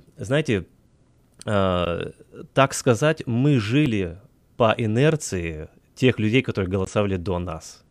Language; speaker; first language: Russian; native; Russian